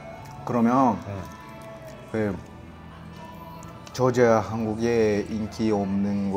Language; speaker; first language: Korean; non-native, learner; Russian